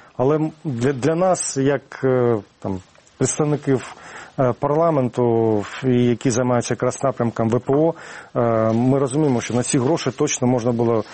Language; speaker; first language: Ukrainian; non-native, local second language; Russian